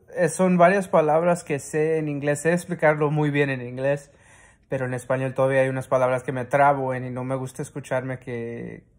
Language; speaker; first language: Spanish; early bilingual, heritage; Spanish